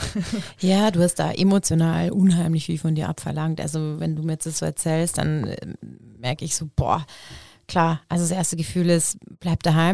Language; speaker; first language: German; native; German